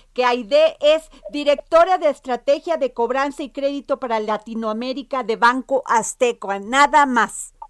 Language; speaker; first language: Spanish; native; Spanish